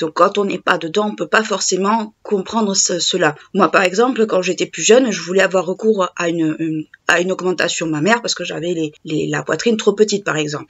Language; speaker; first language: French; native; French